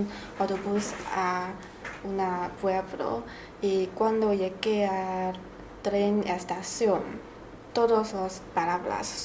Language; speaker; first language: Spanish; non-native, learner; Chinese